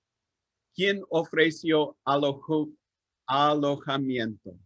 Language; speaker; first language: Spanish; non-native, learner; English